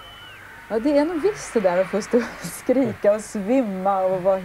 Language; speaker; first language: Swedish; native; Swedish